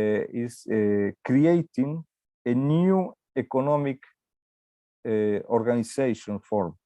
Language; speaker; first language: English; non-native, learner; Spanish